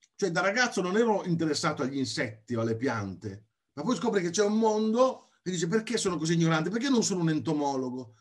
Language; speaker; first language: Italian; native; Italian